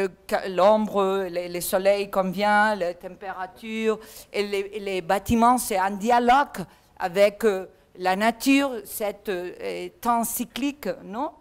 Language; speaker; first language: French; non-native, learner; Catalan